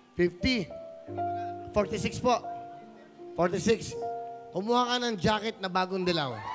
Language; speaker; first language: Filipino; native; Filipino